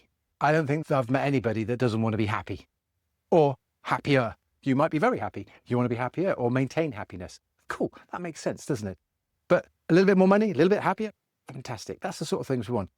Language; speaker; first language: English; native; English